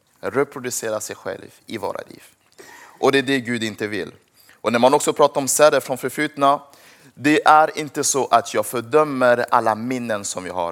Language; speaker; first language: Swedish; early bilingual, other home language; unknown